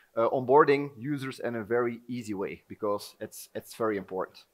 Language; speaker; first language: English; non-native, fluent; Dutch